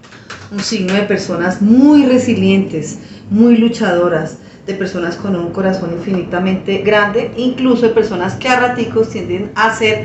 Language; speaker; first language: Spanish; native; Spanish